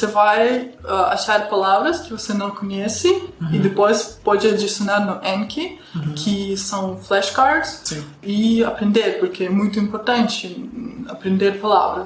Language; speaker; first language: Portuguese; non-native, fluent; Russian